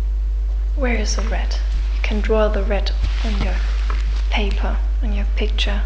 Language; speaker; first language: English; non-native, fluent; German